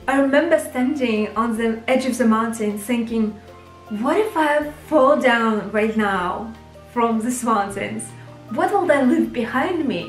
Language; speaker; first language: English; non-native, fluent; Russian